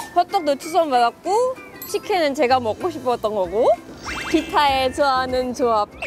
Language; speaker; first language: Korean; non-native, fluent; Indonesian